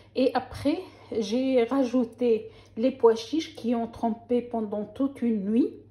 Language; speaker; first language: French; non-native, local second language; Arabic